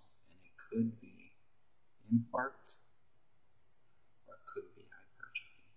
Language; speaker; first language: English; native; English